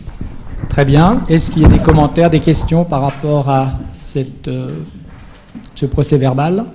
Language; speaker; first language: French; native; French